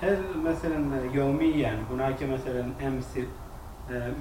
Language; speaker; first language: Arabic; non-native, learner; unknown